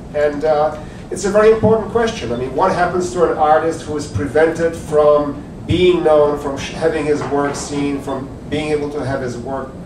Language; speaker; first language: English; early bilingual, other home language; Czech